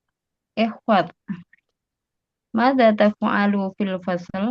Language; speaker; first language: Arabic; non-native, learner; Indonesian